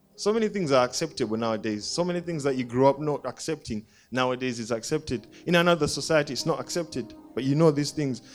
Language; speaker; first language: English; non-native, local second language; Shona